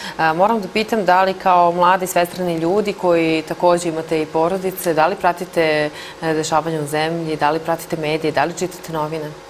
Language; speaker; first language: Serbian; native; Serbian